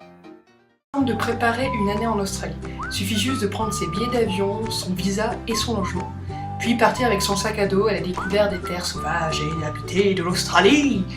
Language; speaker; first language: French; native; French